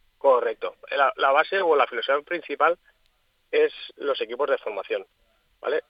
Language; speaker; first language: Spanish; native; Spanish